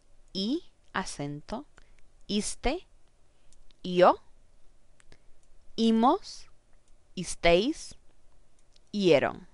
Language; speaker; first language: Spanish; non-native, fluent; English